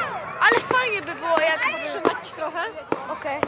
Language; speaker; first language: Polish; early bilingual, heritage; Polish